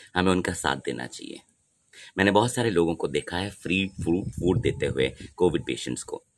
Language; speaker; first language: Hindi; non-native, local second language; Odia